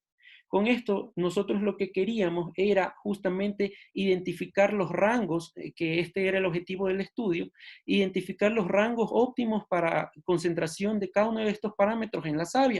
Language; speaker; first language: Spanish; native; Spanish